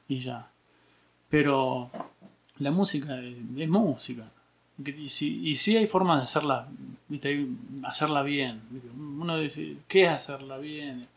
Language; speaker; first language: Spanish; native; Spanish